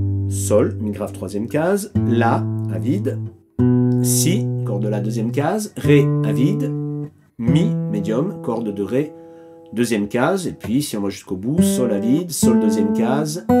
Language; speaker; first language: French; native; French